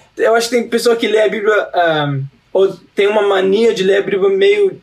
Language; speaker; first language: Portuguese; early bilingual, heritage; Portuguese